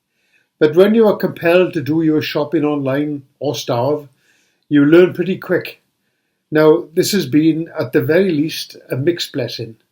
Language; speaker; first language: English; native; English